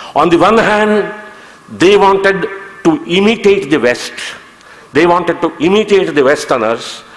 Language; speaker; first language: English; non-native, local second language; Kannada